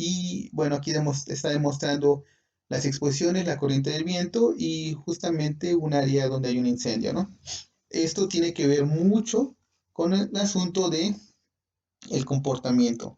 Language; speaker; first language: Spanish; native; Spanish